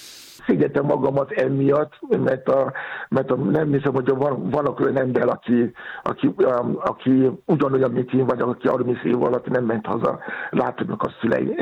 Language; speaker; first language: Hungarian; non-native, learner; Yoruba